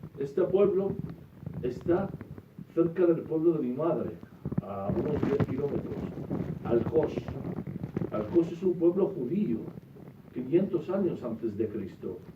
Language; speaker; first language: Spanish; non-native, fluent; Arabic